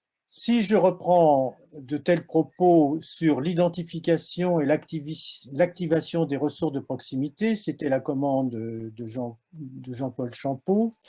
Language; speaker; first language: French; native; French